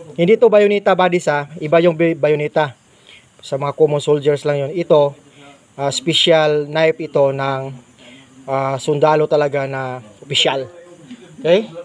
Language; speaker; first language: Filipino; non-native, local second language; Cebuano